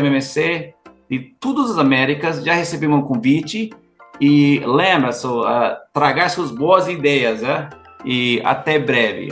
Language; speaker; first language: Portuguese; non-native, learner; English